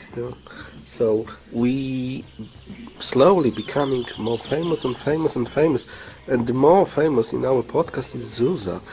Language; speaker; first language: English; non-native, learner; Polish